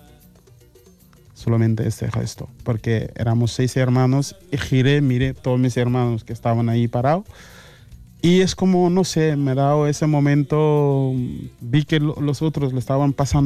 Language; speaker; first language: Spanish; non-native, fluent; Wolof